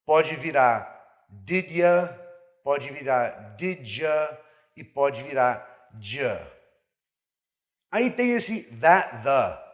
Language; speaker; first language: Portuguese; non-native, fluent; English